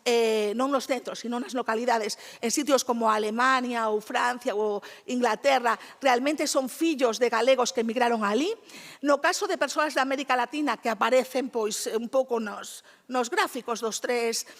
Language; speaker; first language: Galician; native; Galician